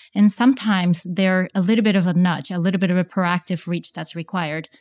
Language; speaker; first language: English; non-native, fluent; Japanese